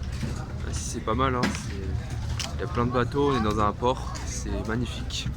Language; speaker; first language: French; native; French